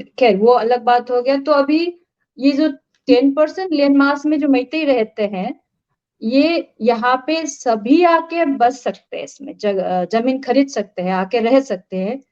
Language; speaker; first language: Hindi; non-native, local second language; Manipuri